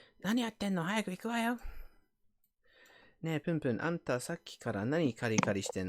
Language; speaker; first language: Japanese; non-native, fluent; English